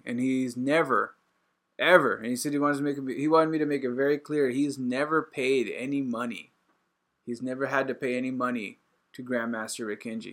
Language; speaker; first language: English; native; English